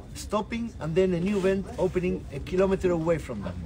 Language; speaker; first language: English; non-native, fluent; Spanish